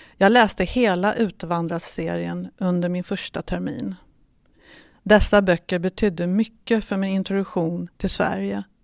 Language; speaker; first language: Swedish; native; Swedish